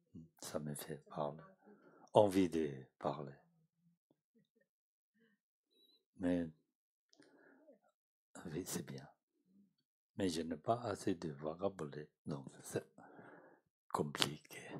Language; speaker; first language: French; non-native, learner; Tibetan